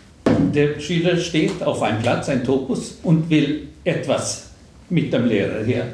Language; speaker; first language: German; non-native, fluent; Swedish